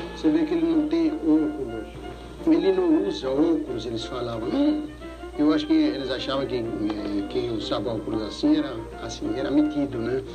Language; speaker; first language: Portuguese; early bilingual, other home language; Greek